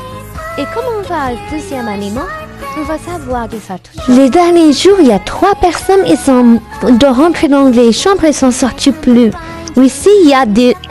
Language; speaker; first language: French; non-native, learner; Arabic